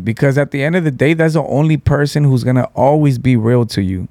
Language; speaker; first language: English; early bilingual, other home language; Spanish